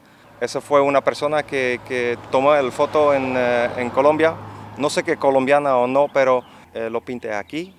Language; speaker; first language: Spanish; non-native, fluent; Dutch